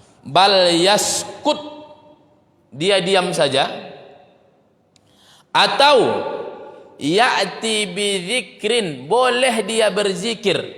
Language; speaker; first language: Indonesian; native; Indonesian